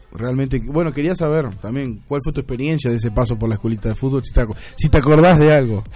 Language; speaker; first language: Spanish; native; Spanish